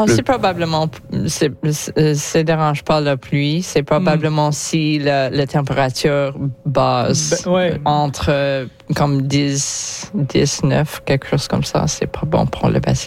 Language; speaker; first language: French; non-native, local second language; English